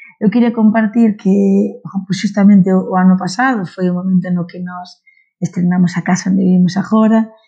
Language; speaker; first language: Galician; non-native, local second language; Spanish